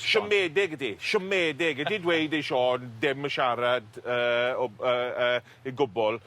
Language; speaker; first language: Welsh; non-native, learner; English